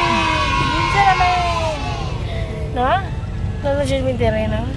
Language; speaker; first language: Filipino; non-native, local second language; Cebuano